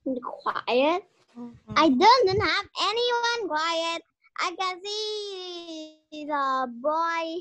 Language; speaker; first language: English; non-native, learner; Vietnamese